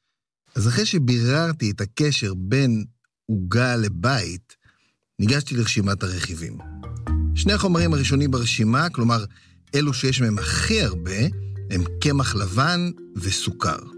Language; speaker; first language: Hebrew; native; Hebrew